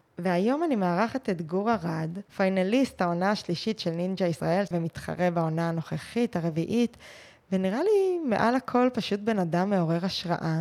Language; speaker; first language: Hebrew; native; Hebrew